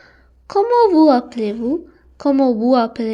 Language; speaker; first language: French; non-native, learner; Sinhala